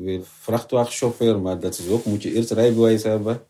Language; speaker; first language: Dutch; non-native, learner; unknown